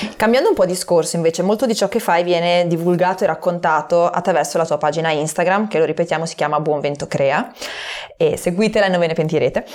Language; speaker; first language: Italian; native; Italian